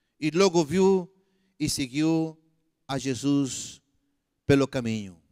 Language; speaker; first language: Portuguese; non-native, fluent; Spanish